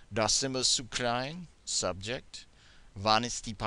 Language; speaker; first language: German; non-native, fluent; English